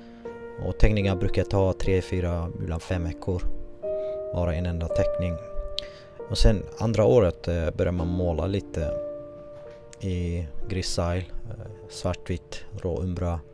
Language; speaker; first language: Swedish; non-native, fluent; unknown